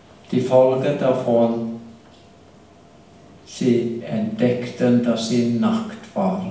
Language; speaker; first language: German; non-native, fluent; English